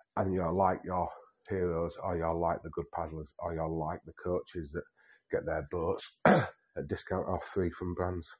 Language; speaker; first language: English; native; English